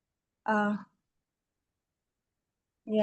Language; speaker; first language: English; non-native, learner; Arabic